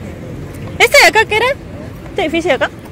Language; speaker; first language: Spanish; native; Spanish